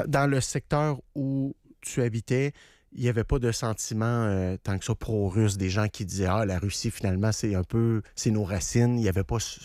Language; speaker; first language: French; native; French